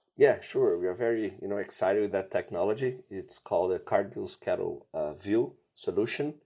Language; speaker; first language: English; non-native, fluent; Portuguese